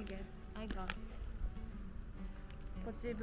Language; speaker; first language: English; non-native, learner; Japanese